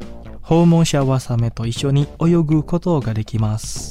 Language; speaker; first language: Japanese; non-native, fluent; Indonesian